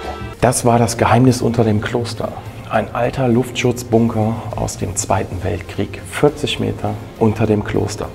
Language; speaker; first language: German; native; German